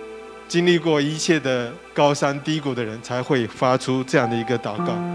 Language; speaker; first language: Chinese; native; Chinese